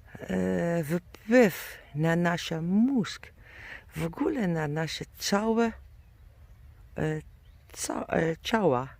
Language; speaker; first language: Polish; non-native, learner; German